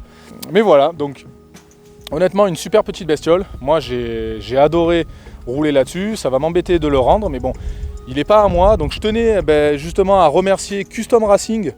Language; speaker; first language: French; native; French